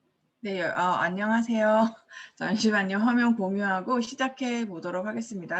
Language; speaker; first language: Korean; native; Korean